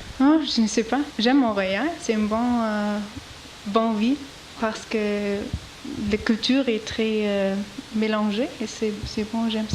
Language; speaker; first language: French; non-native, learner; German